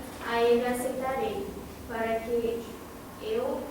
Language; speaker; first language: Portuguese; native; Portuguese